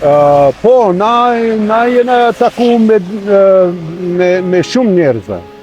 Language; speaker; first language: Albanian; non-native, local second language; Croatian